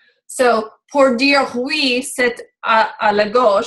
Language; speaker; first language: French; non-native, learner; English